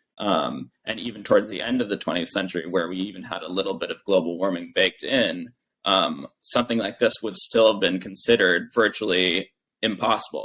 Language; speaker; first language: English; native; English